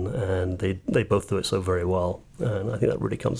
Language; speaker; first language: English; native; English